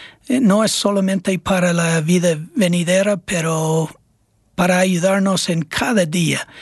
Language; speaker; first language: Spanish; non-native, fluent; English